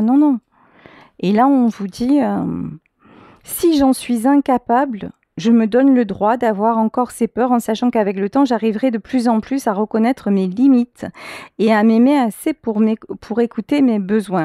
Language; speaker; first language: French; native; French